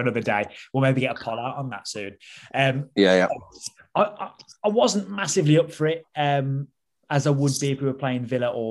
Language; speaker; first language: English; native; English